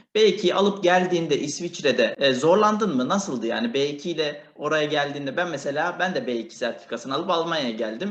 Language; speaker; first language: Turkish; native; Turkish